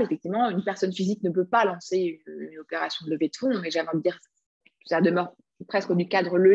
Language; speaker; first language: French; native; French